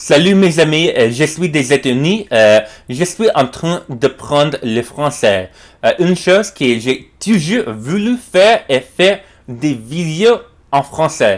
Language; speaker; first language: French; non-native, learner; English